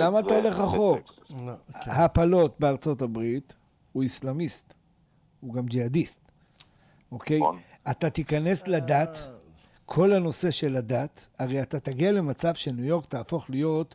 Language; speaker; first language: Hebrew; native; Hebrew